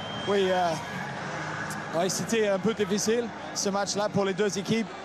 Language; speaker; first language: French; non-native, fluent; English